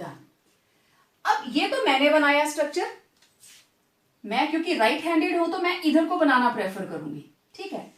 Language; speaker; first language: Hindi; native; Hindi